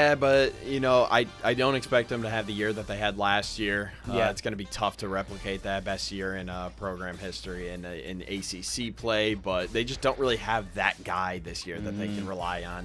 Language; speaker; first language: English; native; English